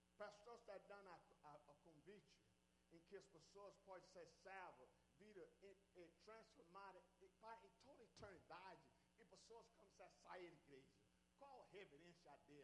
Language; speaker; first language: Portuguese; non-native, learner; English